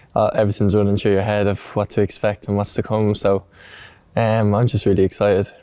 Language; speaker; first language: English; native; English